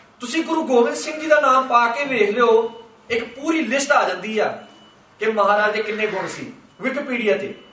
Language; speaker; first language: Punjabi; early bilingual, heritage; Punjabi